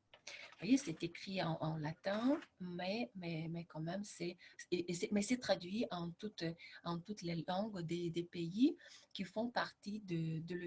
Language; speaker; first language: French; non-native, fluent; Lithuanian